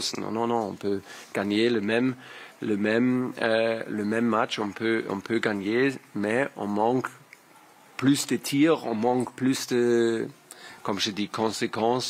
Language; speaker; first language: French; non-native, learner; German